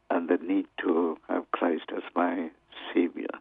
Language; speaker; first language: English; non-native, local second language; Tamil